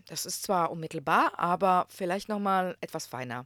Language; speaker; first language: German; non-native, fluent; Croatian